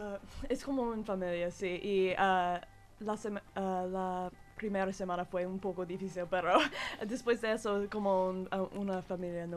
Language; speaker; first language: Spanish; non-native, learner; English